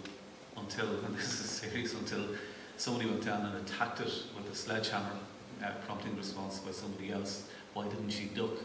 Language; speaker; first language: English; native; English